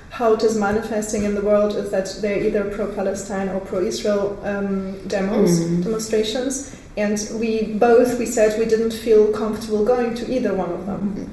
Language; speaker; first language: English; non-native, fluent; Russian